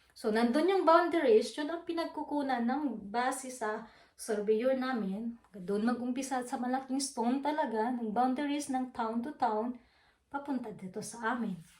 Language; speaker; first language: Filipino; non-native, local second language; Waray